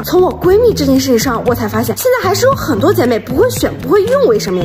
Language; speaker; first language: Chinese; native; Chinese